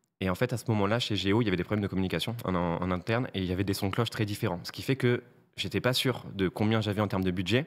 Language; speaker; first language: French; native; French